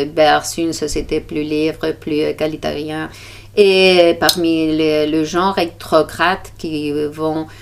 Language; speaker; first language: French; non-native, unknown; Spanish